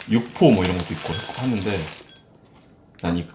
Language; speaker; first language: Korean; native; Korean